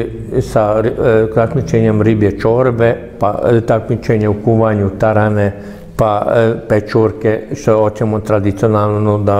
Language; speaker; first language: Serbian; non-native, local second language; Hungarian